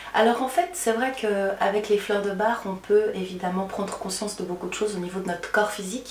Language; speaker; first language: French; native; French